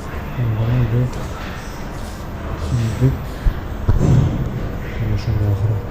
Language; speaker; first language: Turkish; non-native, learner; Bashkir